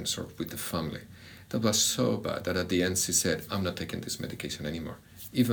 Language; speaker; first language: English; non-native, fluent; Spanish